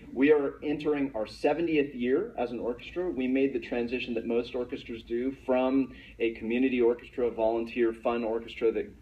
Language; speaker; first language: English; native; English